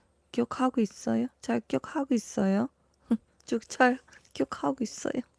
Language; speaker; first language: Korean; non-native, learner; Filipino